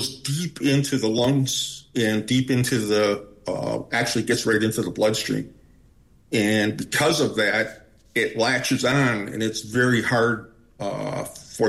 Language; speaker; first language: English; native; English